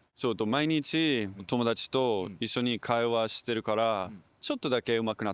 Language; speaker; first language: Japanese; non-native, learner; English